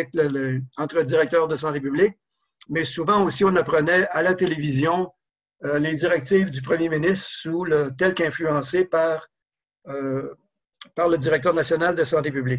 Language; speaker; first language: French; native; French